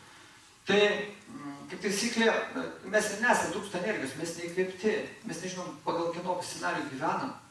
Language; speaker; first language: Lithuanian; native; Lithuanian